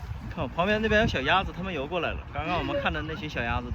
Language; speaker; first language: Chinese; native; Chinese